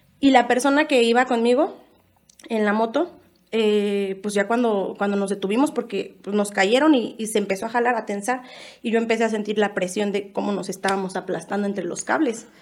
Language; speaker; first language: Spanish; native; Spanish